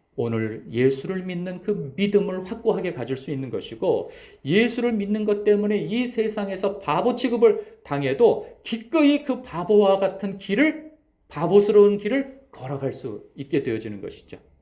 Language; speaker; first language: Korean; native; Korean